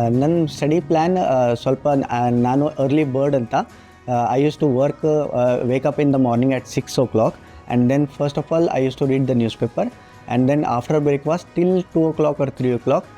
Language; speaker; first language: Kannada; non-native, local second language; Urdu